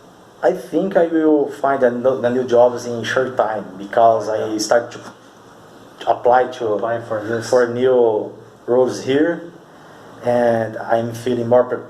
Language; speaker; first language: English; non-native, learner; Portuguese